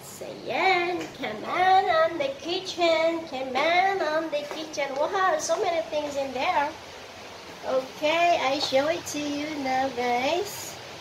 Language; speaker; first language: English; non-native, local second language; Filipino